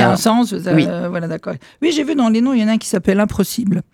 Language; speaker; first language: French; native; French